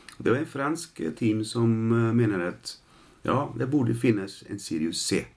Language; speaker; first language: Swedish; non-native, fluent; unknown